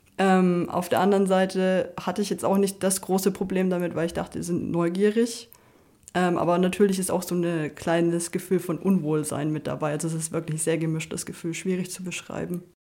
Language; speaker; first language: German; native; German